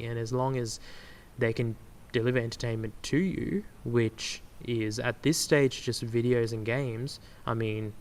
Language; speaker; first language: English; native; English